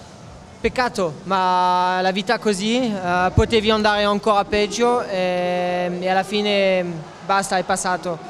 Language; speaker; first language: Italian; non-native, fluent; French